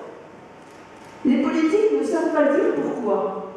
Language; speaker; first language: French; native; French